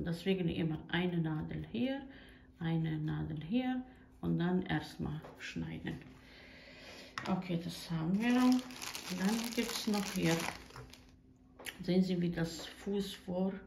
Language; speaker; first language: German; non-native, learner; Croatian